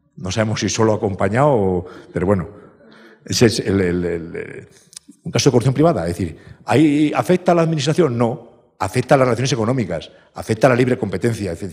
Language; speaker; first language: Spanish; native; Spanish